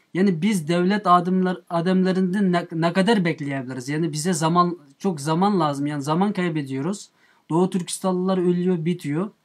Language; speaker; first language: Turkish; non-native, fluent; Uyghur